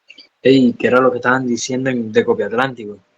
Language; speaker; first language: Spanish; native; Spanish